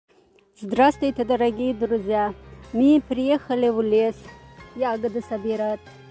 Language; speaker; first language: Russian; non-native, fluent; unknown